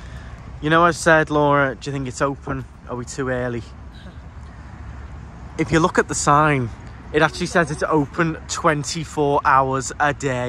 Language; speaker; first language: English; native; English